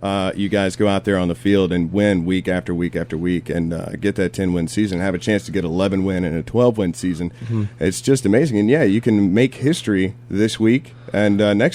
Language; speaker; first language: English; native; English